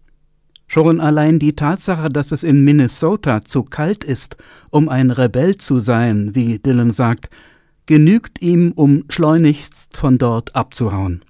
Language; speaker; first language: German; native; German